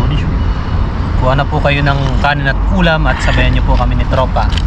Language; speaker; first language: Filipino; native; Filipino